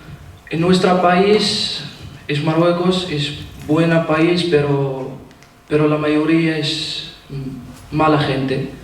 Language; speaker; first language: Spanish; non-native, learner; Arabic